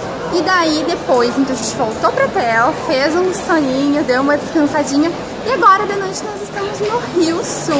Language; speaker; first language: Portuguese; native; Portuguese